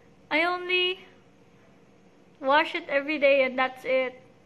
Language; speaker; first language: English; non-native, local second language; Filipino